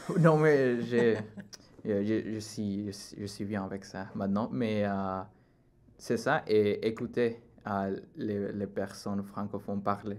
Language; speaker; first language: French; non-native, learner; Spanish